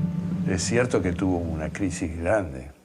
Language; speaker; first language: Spanish; native; Spanish